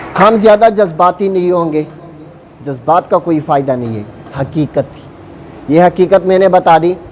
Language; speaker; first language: Urdu; non-native, local second language; Pashto